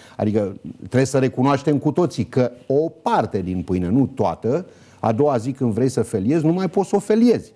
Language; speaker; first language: Romanian; native; Romanian